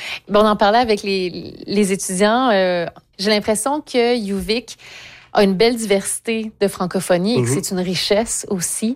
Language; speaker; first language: French; native; French